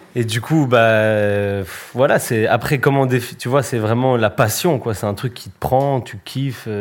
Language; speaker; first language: French; early bilingual, other home language; Spanish